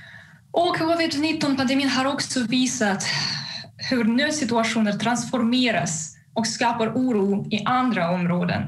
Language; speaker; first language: Swedish; non-native, fluent; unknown